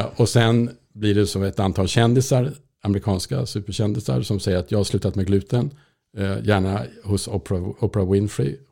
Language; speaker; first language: Swedish; native; Swedish